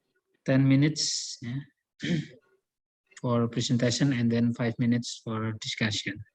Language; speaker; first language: English; non-native, learner; Indonesian